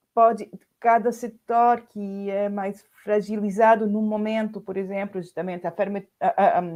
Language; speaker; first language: Portuguese; non-native, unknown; Spanish